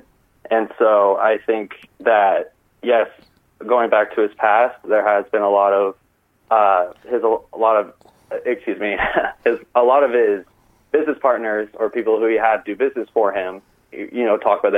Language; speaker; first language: English; native; English